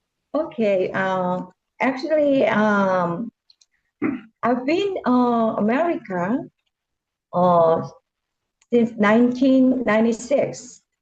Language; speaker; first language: English; non-native, learner; Korean